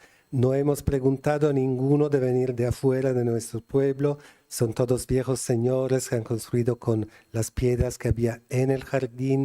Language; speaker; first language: Spanish; non-native, fluent; Italian